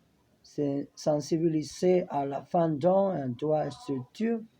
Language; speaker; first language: French; non-native, learner; Spanish